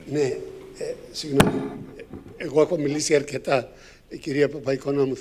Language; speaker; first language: Greek; native; Greek